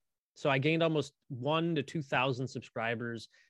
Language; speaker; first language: English; native; English